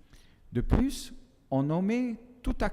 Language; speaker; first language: French; non-native, fluent; Arabic